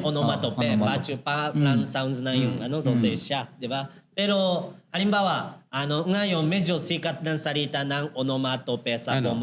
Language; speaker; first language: Filipino; non-native, learner; Japanese